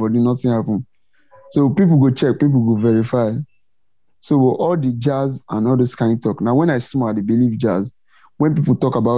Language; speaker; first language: English; non-native, local second language; Igbo